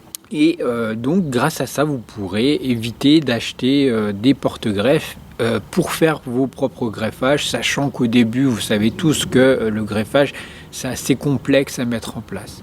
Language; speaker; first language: French; native; French